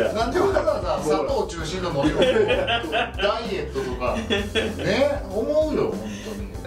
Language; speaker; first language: Japanese; native; Japanese